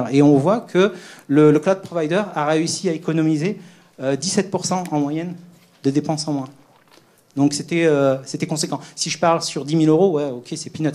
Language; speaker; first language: French; native; French